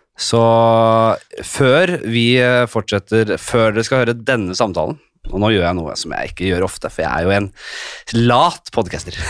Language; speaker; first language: Norwegian; native; Norwegian